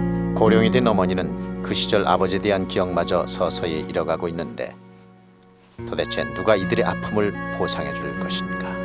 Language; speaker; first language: Korean; native; Korean